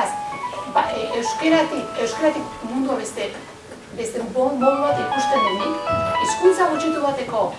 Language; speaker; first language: Basque; native; Basque